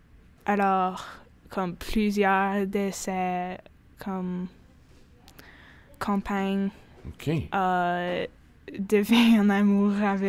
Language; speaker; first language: French; non-native, local second language; English